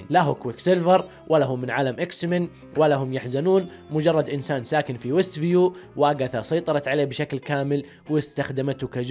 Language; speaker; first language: Arabic; native; Arabic